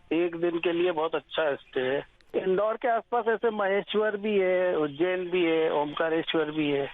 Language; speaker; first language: Hindi; native; Hindi